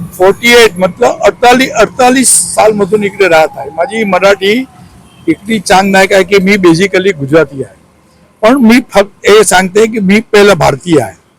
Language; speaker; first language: Marathi; non-native, local second language; Gujarati